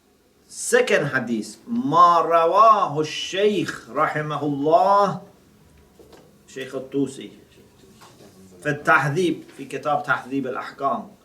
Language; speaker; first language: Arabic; non-native, fluent; Persian